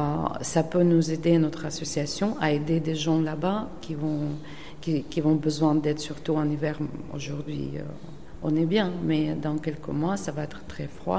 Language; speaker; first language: French; non-native, fluent; Ukrainian